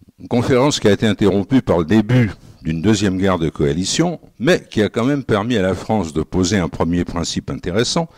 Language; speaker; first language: French; native; French